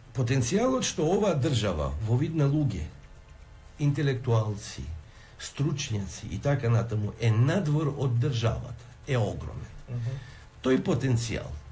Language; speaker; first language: Macedonian; non-native, local second language; Albanian